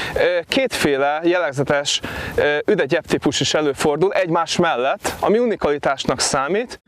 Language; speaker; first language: Hungarian; native; Hungarian